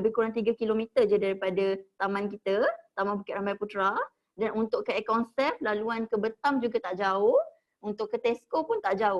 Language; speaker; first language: Malay; native; Malay